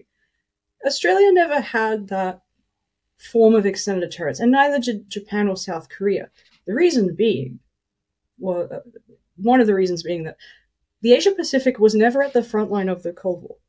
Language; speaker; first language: English; native; English